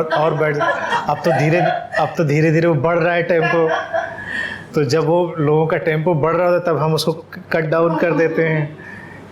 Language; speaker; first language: Hindi; native; Hindi